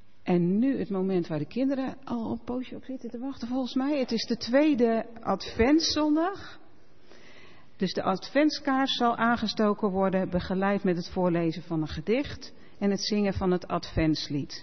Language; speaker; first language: Dutch; native; Dutch